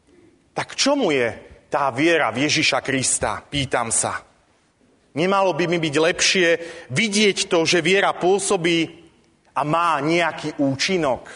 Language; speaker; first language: Slovak; native; Slovak